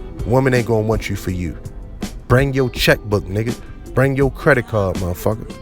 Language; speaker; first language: English; native; English